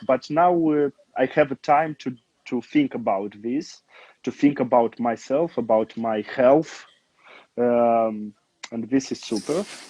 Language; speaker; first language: English; non-native, learner; Romanian